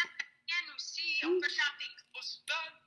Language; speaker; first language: French; non-native, fluent; English